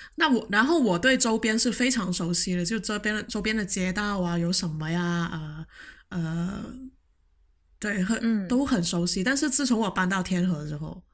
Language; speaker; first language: Chinese; non-native, local second language; Cantonese